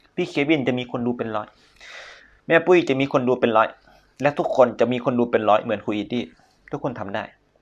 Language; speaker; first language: Thai; native; Thai